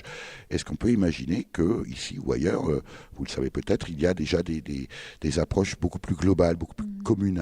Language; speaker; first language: French; native; French